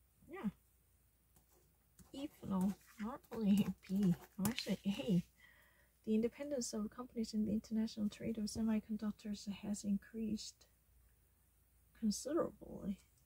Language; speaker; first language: English; non-native, learner; Korean